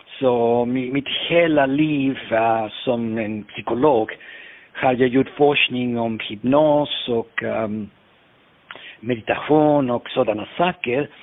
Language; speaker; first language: Swedish; non-native, fluent; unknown